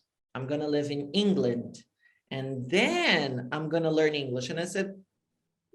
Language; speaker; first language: English; non-native, fluent; Portuguese